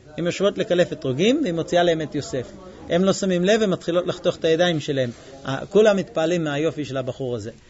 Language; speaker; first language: Hebrew; non-native, fluent; English